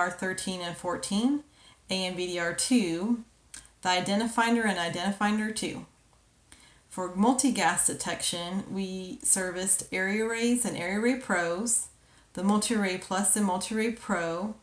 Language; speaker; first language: English; native; English